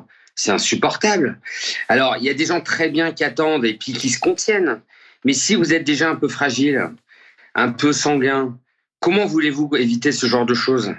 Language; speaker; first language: French; native; French